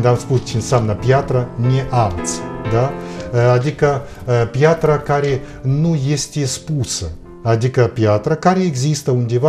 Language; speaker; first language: Romanian; non-native, fluent; Russian